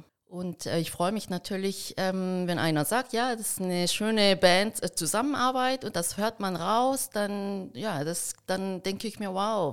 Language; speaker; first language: German; early bilingual, heritage; Korean